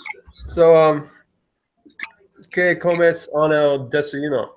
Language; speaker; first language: Spanish; non-native, learner; English